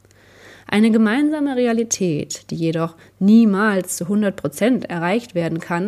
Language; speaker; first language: German; native; German